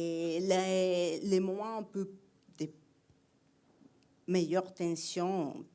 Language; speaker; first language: French; non-native, fluent; Spanish